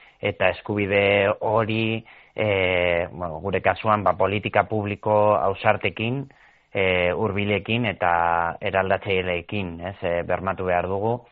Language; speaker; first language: Basque; non-native, local second language; Spanish